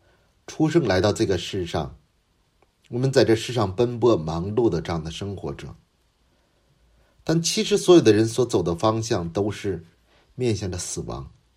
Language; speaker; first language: Chinese; non-native, fluent; Korean